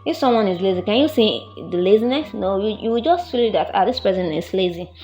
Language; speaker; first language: English; non-native, local second language; Yoruba